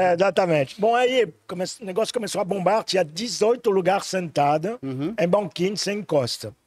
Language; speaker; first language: Portuguese; non-native, fluent; French